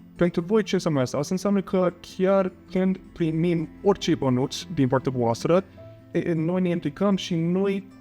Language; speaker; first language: Romanian; non-native, fluent; English